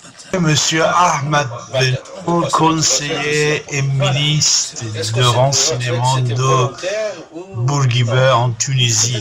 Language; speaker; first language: French; non-native, fluent; Persian